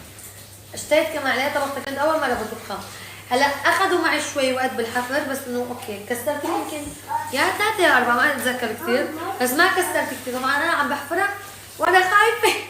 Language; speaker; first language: Arabic; native; Arabic